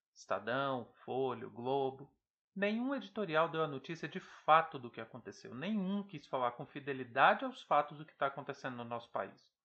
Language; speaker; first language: Portuguese; native; Portuguese